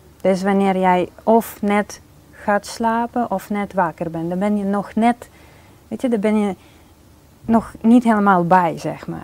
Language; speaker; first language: Dutch; non-native, fluent; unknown